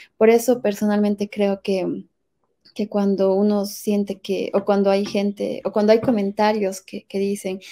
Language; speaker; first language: Spanish; native; Spanish